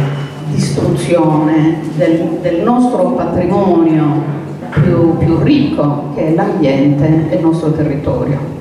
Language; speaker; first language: Italian; native; Italian